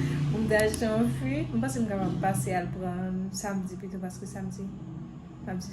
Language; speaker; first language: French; non-native, learner; Haitian Creole